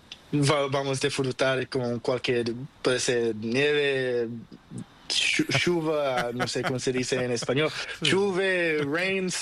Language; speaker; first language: Spanish; non-native, learner; Portuguese